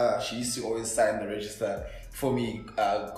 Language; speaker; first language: English; non-native, local second language; Zulu